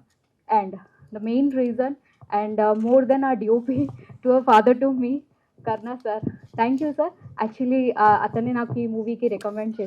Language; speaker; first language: Telugu; non-native, fluent; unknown